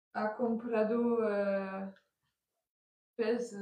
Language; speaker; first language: Spanish; non-native, learner; French